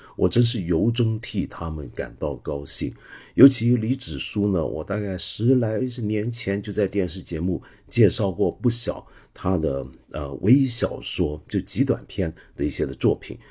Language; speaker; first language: Chinese; non-native, local second language; Cantonese